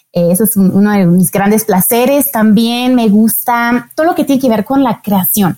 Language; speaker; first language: Spanish; non-native, fluent; French